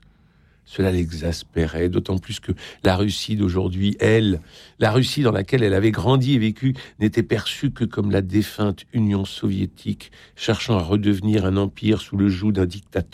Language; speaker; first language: French; native; French